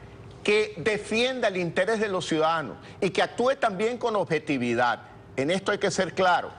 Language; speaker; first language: Spanish; native; Spanish